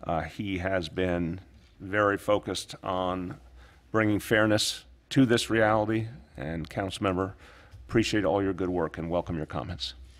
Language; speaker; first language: English; native; English